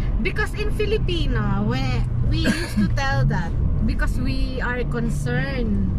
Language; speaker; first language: English; non-native, local second language; Filipino